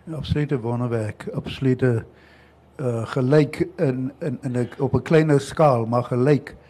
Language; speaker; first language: Afrikaans; native; Afrikaans